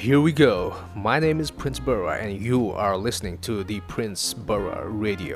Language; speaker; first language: English; non-native, local second language; Assamese